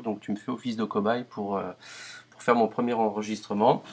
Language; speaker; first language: French; native; French